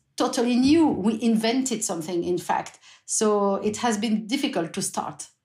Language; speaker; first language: English; non-native, fluent; French